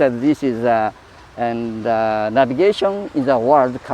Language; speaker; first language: English; non-native, learner; Japanese